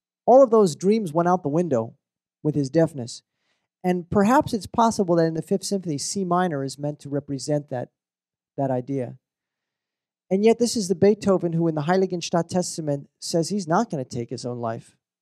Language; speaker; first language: English; native; English